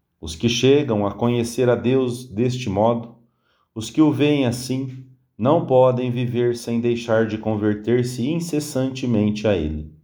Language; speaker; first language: Portuguese; native; Portuguese